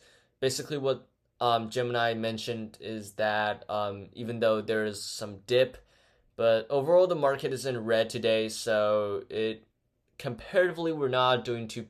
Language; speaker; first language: English; non-native, fluent; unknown